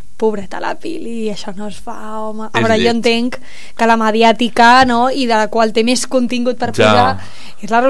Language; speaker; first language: Catalan; native; Catalan